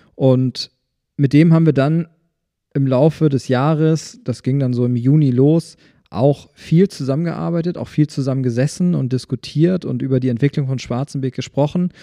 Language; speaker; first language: German; native; German